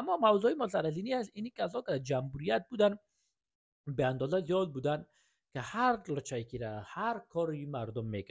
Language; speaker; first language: Persian; native; Persian